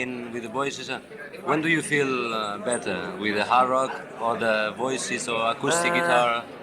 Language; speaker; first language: English; non-native, learner; Spanish